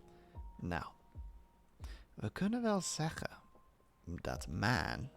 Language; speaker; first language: Dutch; non-native, learner; English